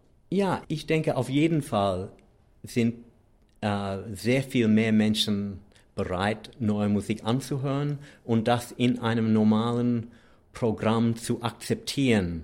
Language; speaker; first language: German; non-native, fluent; English